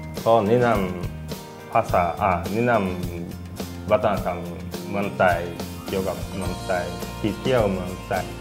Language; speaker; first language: Thai; non-native, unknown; Japanese